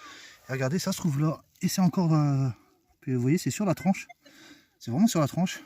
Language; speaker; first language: French; native; French